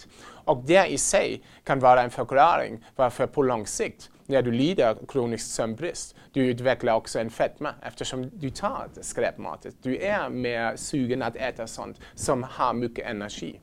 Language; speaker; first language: Swedish; non-native, fluent; German